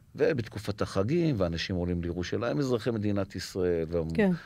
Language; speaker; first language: Hebrew; native; Hebrew